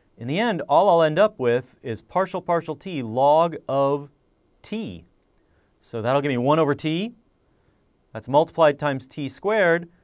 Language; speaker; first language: English; native; English